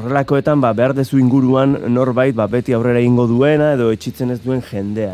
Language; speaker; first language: Basque; native; Basque